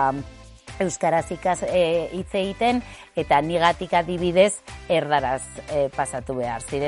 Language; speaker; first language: Basque; non-native, local second language; Spanish